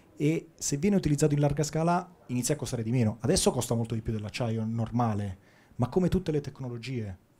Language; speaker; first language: Italian; native; Italian